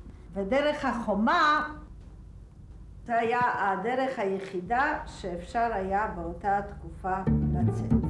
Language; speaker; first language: Hebrew; non-native, fluent; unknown